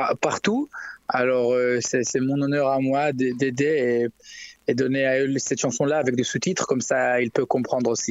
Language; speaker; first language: French; non-native, learner; Hebrew